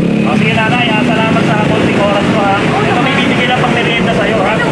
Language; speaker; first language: Filipino; native; Filipino